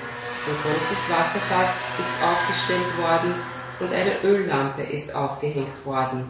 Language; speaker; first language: German; native; German